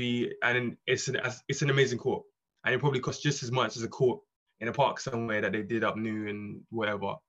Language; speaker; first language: English; native; English